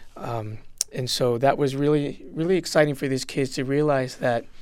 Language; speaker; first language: English; native; English